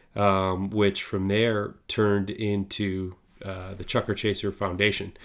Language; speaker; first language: English; native; English